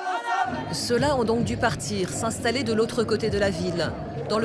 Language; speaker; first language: French; native; French